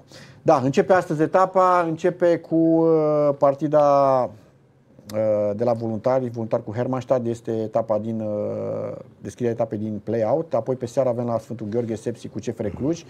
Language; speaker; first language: Romanian; native; Romanian